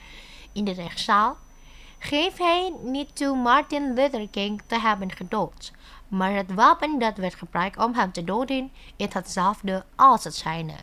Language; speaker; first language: Dutch; non-native, fluent; Indonesian